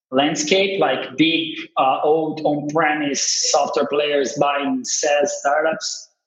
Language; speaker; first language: English; non-native, fluent; Portuguese